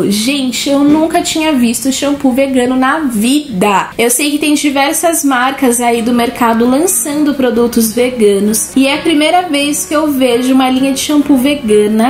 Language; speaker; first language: Portuguese; native; Portuguese